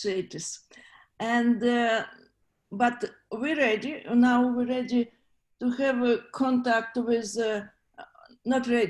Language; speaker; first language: English; non-native, learner; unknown